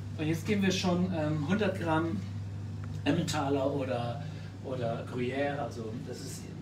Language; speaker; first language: German; non-native, local second language; Luxembourgish